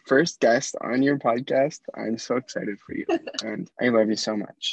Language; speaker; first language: English; native; English